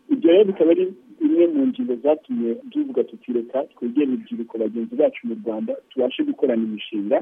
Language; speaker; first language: Kinyarwanda; early bilingual, heritage; Kinyarwanda